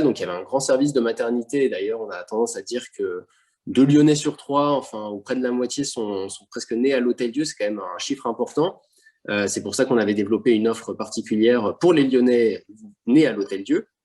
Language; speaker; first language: French; native; French